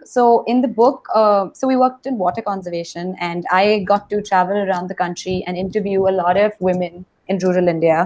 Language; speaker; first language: English; non-native, local second language; Hindi